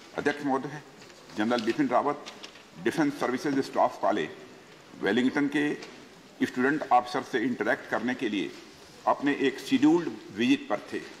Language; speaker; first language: Hindi; native; Hindi